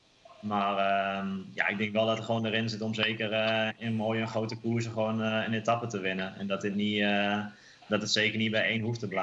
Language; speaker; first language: Dutch; native; Dutch